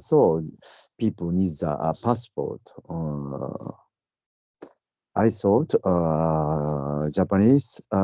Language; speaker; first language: English; non-native, learner; Japanese